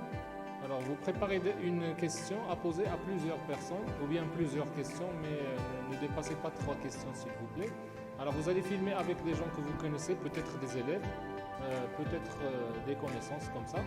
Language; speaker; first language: French; non-native, local second language; Arabic